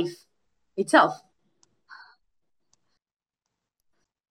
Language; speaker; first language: English; non-native, fluent; Spanish